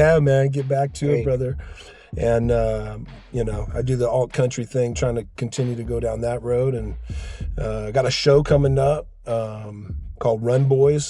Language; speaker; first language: English; native; English